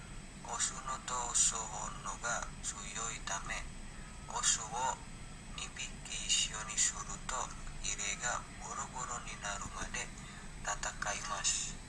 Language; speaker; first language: Japanese; non-native, learner; Indonesian